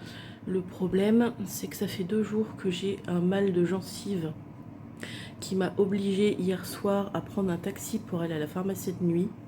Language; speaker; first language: French; native; French